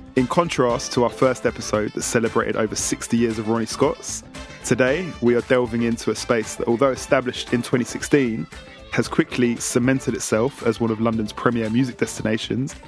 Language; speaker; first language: English; native; English